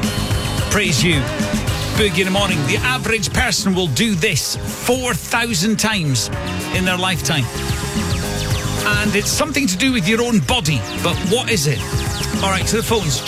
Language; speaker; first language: English; native; English